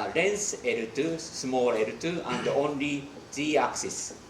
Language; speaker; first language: English; non-native, fluent; Japanese